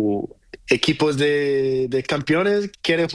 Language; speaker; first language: Spanish; non-native, learner; Portuguese